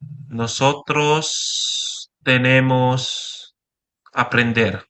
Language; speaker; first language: Spanish; non-native, learner; Filipino